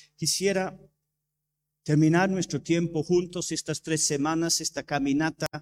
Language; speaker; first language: Spanish; non-native, fluent; English